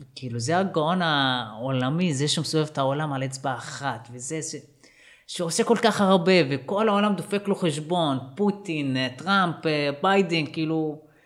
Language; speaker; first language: Hebrew; non-native, local second language; Arabic